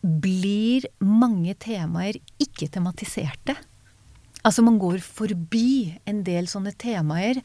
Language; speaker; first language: Norwegian; non-native, fluent; Hebrew